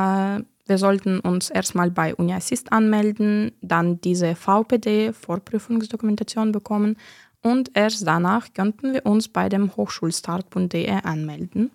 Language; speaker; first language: German; non-native, fluent; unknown